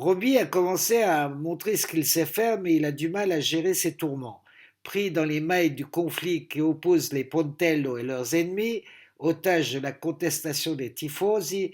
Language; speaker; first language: French; native; French